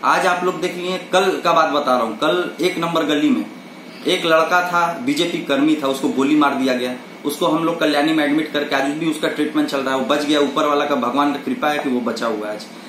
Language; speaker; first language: Hindi; native; Hindi